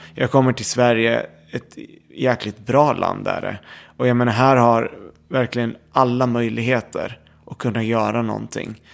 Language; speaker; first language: Swedish; early bilingual, other home language; Arabic